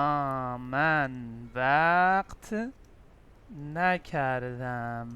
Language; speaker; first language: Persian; non-native, fluent; Urdu